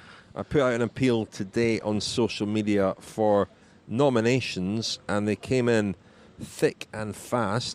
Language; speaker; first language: English; native; English